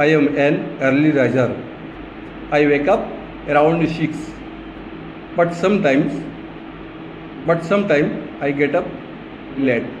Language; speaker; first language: English; non-native, learner; Hindi